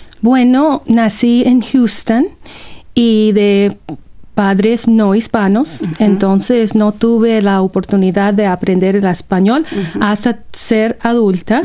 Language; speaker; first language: Spanish; non-native, fluent; English